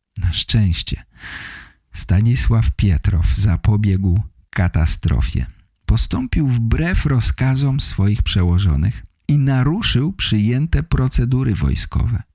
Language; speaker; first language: Polish; native; Polish